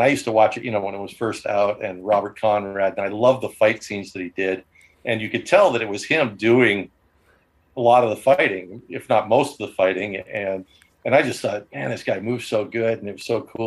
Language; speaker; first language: English; native; English